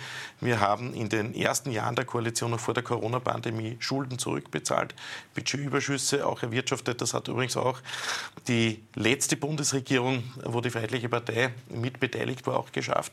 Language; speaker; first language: German; native; German